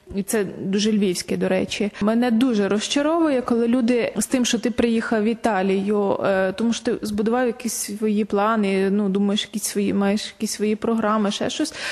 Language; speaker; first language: Ukrainian; native; Ukrainian